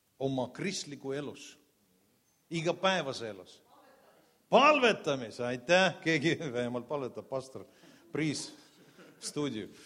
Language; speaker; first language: Estonian; non-native, local second language; Russian